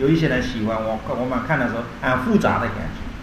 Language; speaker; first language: Chinese; non-native, learner; Burmese